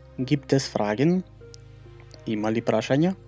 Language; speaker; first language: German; non-native, fluent; Macedonian